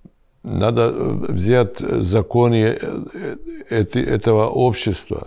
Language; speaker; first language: Russian; non-native, learner; Serbian